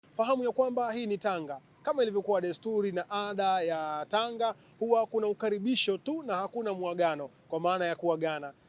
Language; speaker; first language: Swahili; native; Swahili